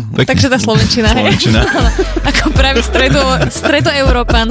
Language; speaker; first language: Slovak; native; Slovak